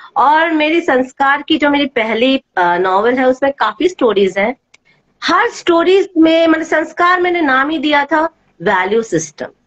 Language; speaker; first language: Hindi; non-native, local second language; Bangla